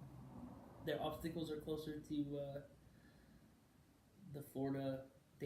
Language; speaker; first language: English; native; English